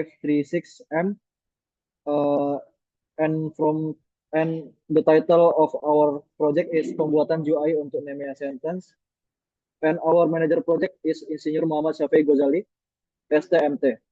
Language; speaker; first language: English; non-native, learner; Indonesian